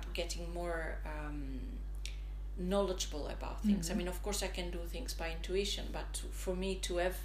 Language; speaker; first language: English; non-native, fluent; Italian